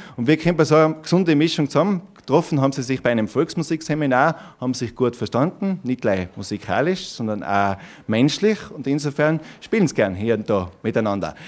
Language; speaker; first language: German; native; German